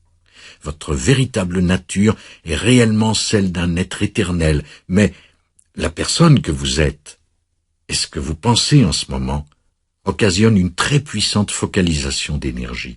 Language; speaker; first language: French; native; French